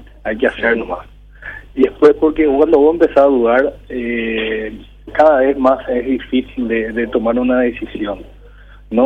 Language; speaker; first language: Spanish; early bilingual, other home language; Korean